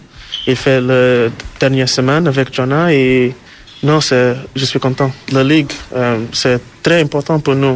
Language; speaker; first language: French; non-native, learner; English